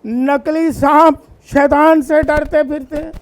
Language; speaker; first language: Urdu; non-native, local second language; Punjabi